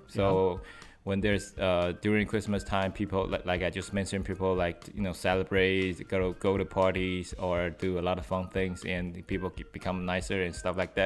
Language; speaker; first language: English; non-native, fluent; Chinese